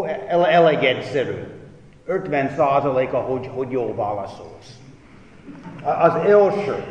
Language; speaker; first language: Hungarian; non-native, fluent; English